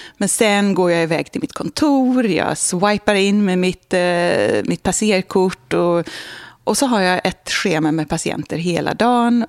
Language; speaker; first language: Swedish; native; Swedish